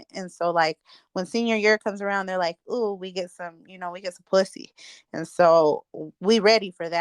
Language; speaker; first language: English; native; English